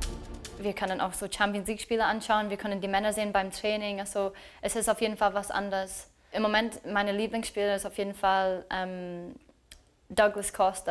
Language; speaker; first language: German; non-native, learner; English